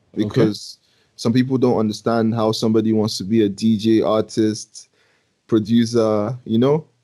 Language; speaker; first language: English; non-native, local second language; Yoruba